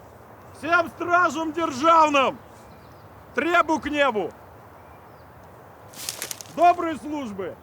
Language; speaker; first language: Russian; native; Russian